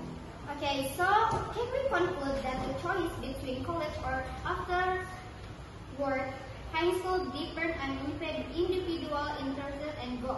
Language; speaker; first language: English; non-native, learner; Indonesian